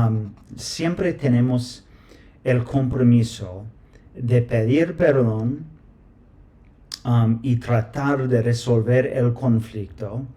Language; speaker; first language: Spanish; non-native, fluent; English